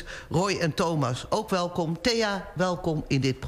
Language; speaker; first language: Dutch; native; Dutch